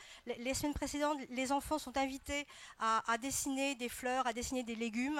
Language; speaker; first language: French; native; French